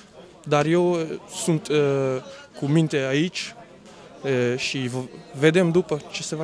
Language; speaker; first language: Romanian; non-native, learner; Portuguese